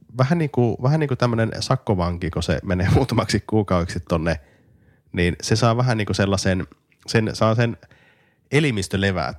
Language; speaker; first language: Finnish; native; Finnish